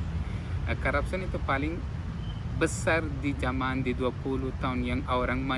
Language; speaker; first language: Indonesian; non-native, fluent; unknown